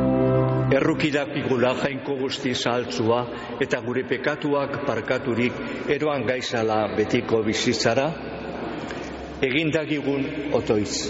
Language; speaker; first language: Basque; native; Basque